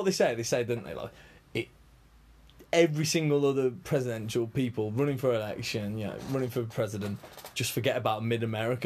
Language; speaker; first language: English; native; English